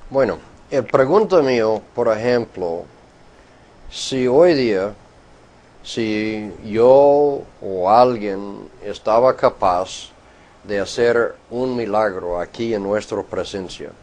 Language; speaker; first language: Spanish; non-native, fluent; English